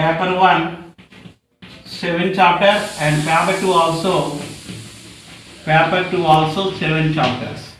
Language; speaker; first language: English; non-native, local second language; Telugu